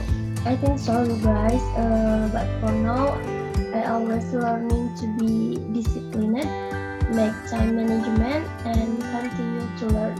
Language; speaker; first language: English; non-native, learner; Indonesian